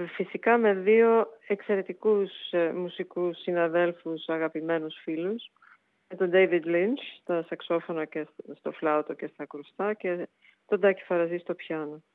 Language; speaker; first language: Greek; early bilingual, heritage; Greek